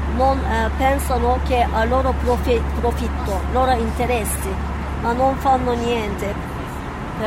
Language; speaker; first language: Italian; non-native, fluent; Turkish